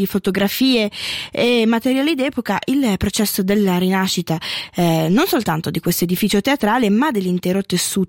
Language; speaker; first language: Italian; native; Italian